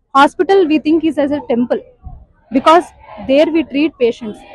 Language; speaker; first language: English; non-native, local second language; Telugu